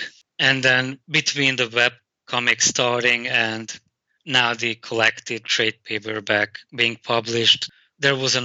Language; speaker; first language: English; non-native, fluent; Hungarian